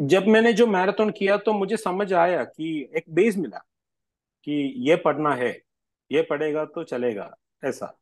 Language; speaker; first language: Hindi; non-native, local second language; Malayalam